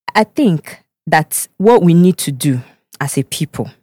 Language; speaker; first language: English; non-native, local second language; Igbo